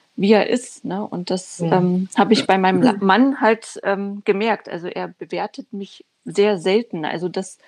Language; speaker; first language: German; native; German